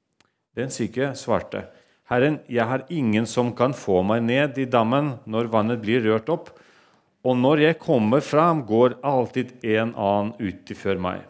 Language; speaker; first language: Norwegian; non-native, fluent; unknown